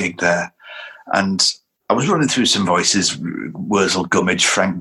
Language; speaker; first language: English; native; English